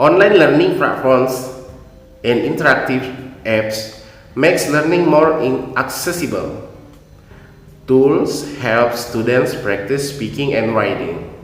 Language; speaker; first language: English; non-native, fluent; Indonesian